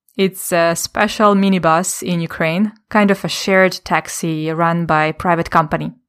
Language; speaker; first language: English; non-native, fluent; Ukrainian